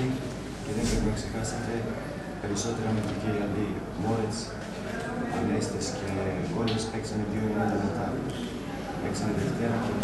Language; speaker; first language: Greek; non-native, fluent; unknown